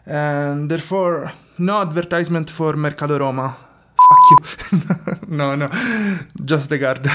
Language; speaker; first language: English; non-native, fluent; Italian